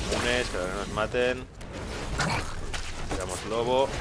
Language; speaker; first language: Spanish; native; Spanish